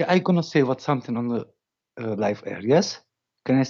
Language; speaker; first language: English; non-native, learner; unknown